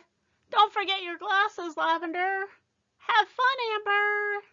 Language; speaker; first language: English; native; English